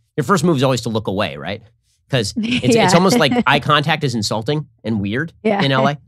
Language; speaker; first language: English; native; English